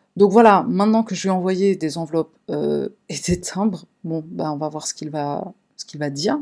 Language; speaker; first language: French; native; French